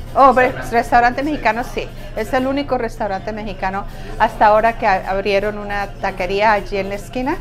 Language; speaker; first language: Spanish; early bilingual, other home language; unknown